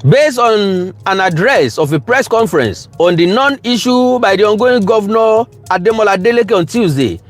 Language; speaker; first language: English; non-native, local second language; Yoruba